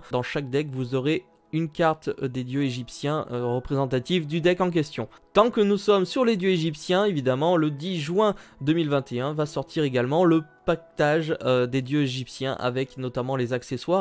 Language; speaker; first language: French; native; French